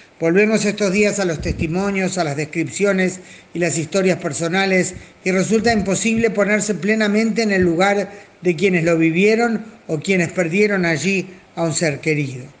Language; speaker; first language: Spanish; native; Spanish